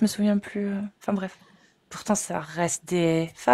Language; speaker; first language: French; native; French